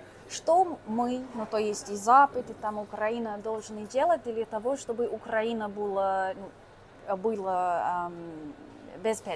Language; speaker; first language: Russian; non-native, fluent; English